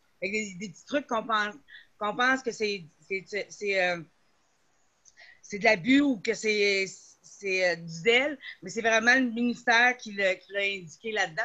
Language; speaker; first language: French; native; French